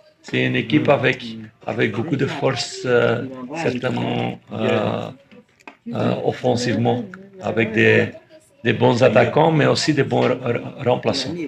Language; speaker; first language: French; non-native, fluent; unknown